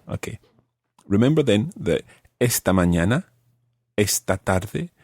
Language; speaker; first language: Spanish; non-native, fluent; English